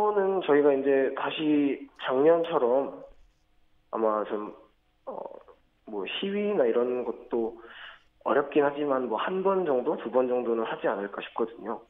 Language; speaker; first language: Korean; native; Korean